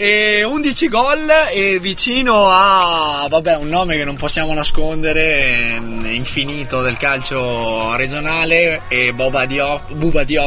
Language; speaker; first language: Italian; native; Italian